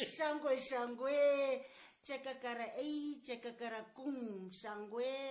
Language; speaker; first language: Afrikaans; non-native, local second language; Tswana